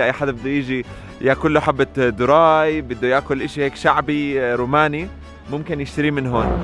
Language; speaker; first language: Arabic; native; Arabic